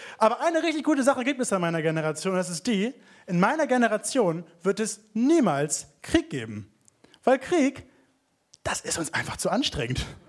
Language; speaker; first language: German; native; German